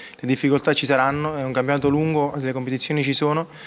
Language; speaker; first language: Italian; native; Italian